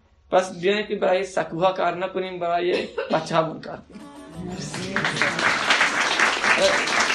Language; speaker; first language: Persian; non-native, local second language; Baluchi